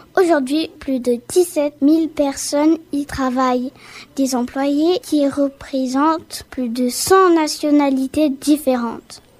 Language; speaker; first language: French; native; French